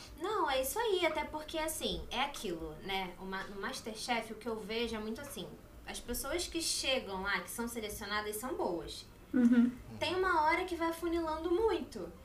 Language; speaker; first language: Portuguese; native; Portuguese